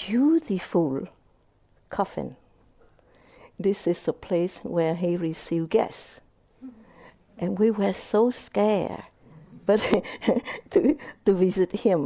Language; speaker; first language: English; non-native, fluent; Vietnamese